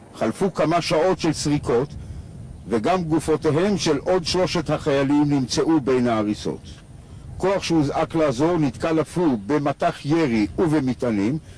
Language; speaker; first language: Hebrew; native; Hebrew